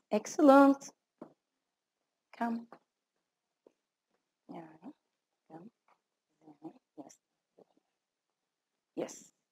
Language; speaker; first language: English; non-native, fluent; Arabic